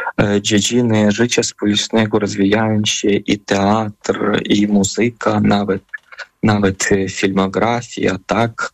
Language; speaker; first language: Polish; non-native, fluent; Ukrainian